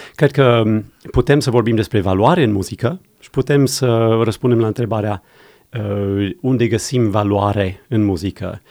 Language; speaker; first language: Romanian; non-native, fluent; English